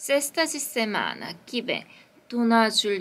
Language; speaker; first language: Portuguese; non-native, learner; Korean